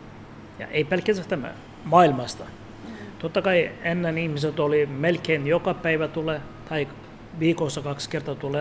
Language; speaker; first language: Finnish; non-native, learner; Turkish